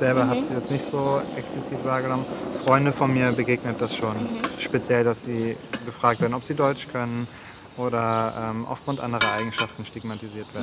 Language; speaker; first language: German; early bilingual, other home language; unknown